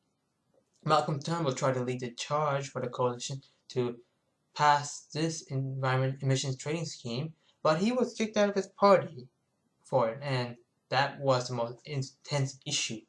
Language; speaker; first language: English; native; English